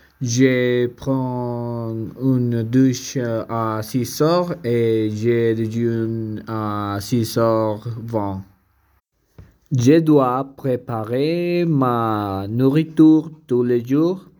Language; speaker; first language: French; non-native, learner; Spanish